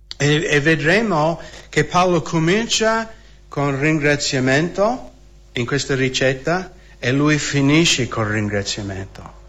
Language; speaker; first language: Italian; non-native, fluent; English